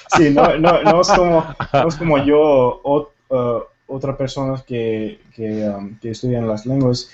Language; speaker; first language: Spanish; non-native, fluent; Tamil